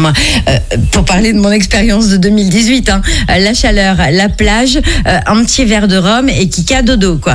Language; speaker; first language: French; native; French